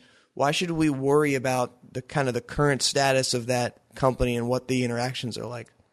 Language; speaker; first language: English; native; English